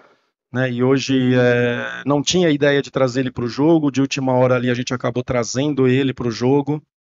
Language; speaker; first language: Portuguese; native; Portuguese